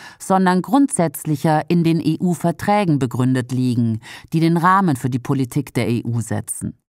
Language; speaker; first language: German; native; German